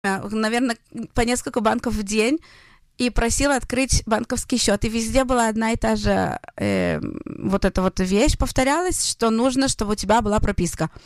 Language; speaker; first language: Russian; early bilingual, heritage; Hebrew